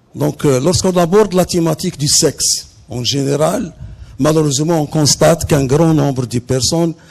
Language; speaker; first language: French; non-native, local second language; Arabic